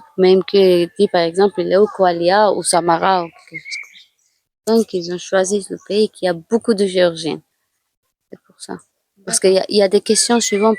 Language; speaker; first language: French; non-native, fluent; Georgian